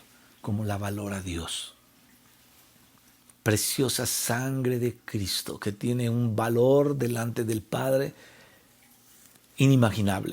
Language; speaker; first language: Spanish; native; Spanish